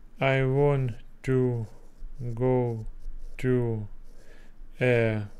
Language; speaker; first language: English; non-native, learner; Russian